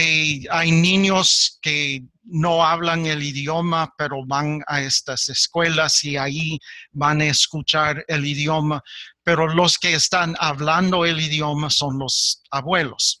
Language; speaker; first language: Spanish; non-native, fluent; English